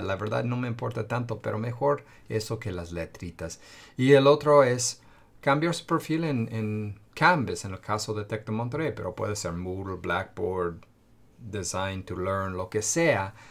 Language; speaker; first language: Spanish; non-native, fluent; English